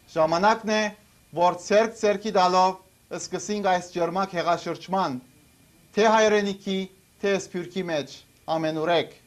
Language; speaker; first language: Armenian; early bilingual, heritage; Armenian